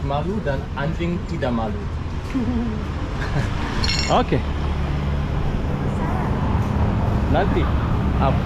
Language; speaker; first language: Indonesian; non-native, learner; German